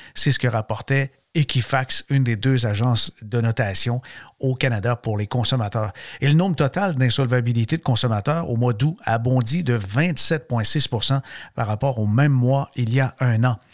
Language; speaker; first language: French; native; French